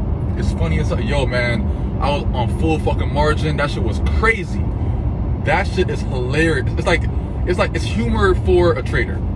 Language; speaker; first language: English; native; English